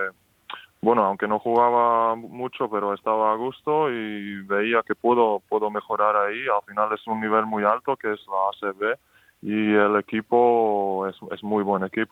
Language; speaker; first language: Spanish; non-native, fluent; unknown